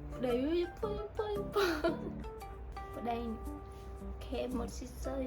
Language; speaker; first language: Korean; non-native, learner; Khmer